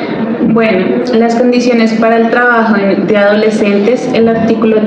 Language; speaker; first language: Spanish; native; Spanish